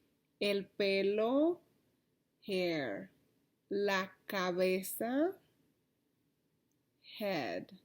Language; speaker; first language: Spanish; early bilingual, heritage; Spanish